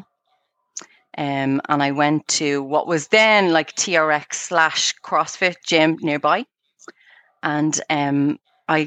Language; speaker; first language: English; native; English